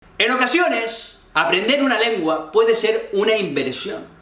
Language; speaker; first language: Spanish; native; Spanish